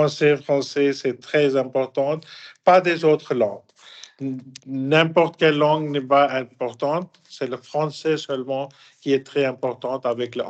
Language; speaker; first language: French; non-native, fluent; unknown